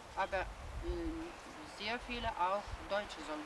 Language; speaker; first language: German; non-native, fluent; Lithuanian